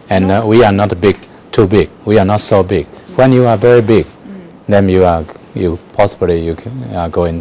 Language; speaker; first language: English; non-native, fluent; Chinese